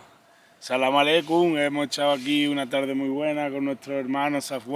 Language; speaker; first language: Spanish; native; Spanish